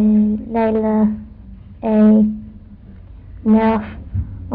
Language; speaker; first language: French; non-native, learner; English